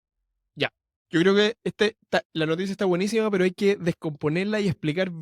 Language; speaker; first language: Spanish; native; Spanish